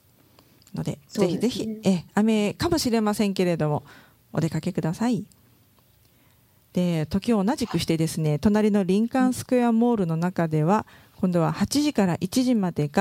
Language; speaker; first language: Japanese; native; Japanese